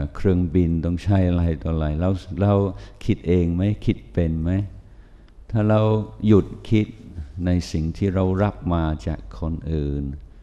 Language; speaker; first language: Thai; non-native, fluent; English